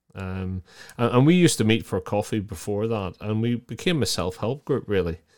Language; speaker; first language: English; native; English